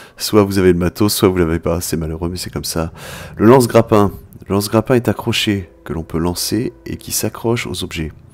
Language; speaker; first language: French; native; French